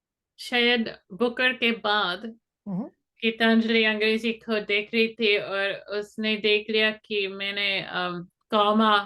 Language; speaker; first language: Hindi; non-native, fluent; English